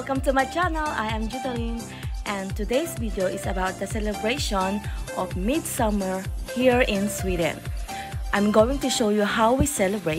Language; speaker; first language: English; non-native, learner; Filipino